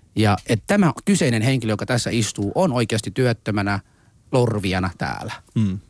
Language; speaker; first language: Finnish; non-native, fluent; Somali